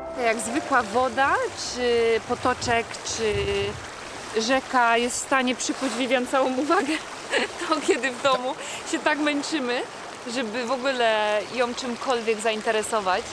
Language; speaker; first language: Polish; native; Polish